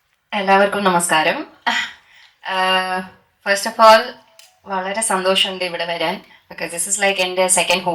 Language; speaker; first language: Malayalam; early bilingual, heritage; Malayalam